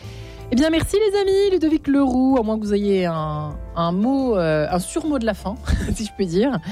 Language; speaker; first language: French; native; French